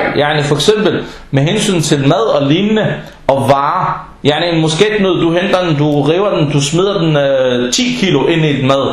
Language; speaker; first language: Danish; non-native, fluent; Arabic